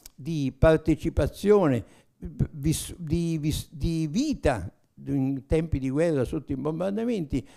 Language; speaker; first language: Italian; native; Italian